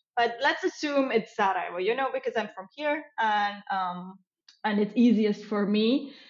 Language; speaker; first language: English; non-native, fluent; German